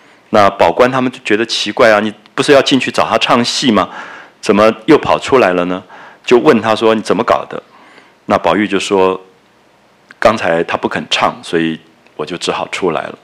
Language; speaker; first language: Chinese; native; Chinese